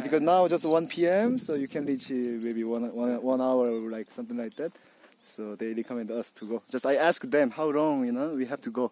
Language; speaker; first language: English; non-native, fluent; Korean